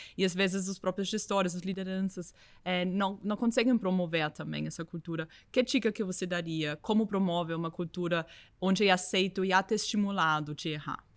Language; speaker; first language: Portuguese; non-native, fluent; German